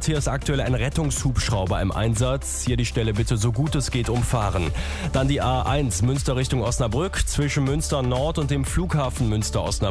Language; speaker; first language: German; native; German